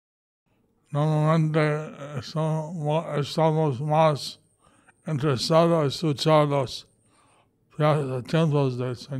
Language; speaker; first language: Spanish; non-native, learner; English